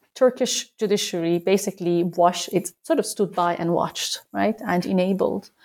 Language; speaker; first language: English; non-native, fluent; Turkish